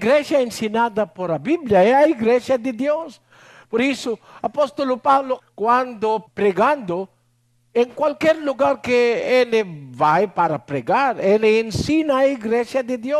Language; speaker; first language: Portuguese; non-native, learner; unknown